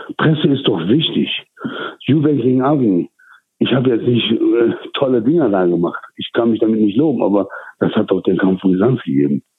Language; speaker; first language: German; early bilingual, other home language; Turkish